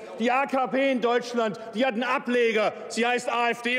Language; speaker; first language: German; native; German